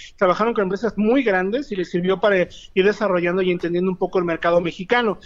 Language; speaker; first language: Spanish; native; Spanish